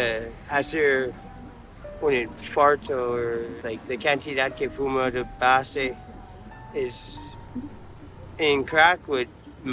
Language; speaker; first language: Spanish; non-native, learner; English